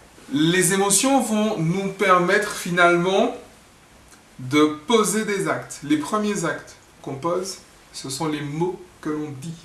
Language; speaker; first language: French; native; French